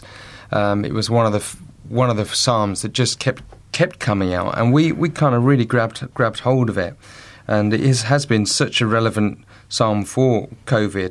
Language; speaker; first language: English; native; English